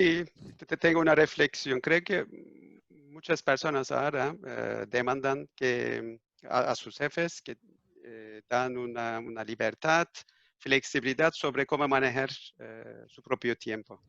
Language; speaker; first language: Spanish; non-native, fluent; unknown